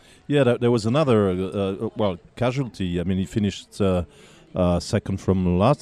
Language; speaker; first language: English; non-native, fluent; French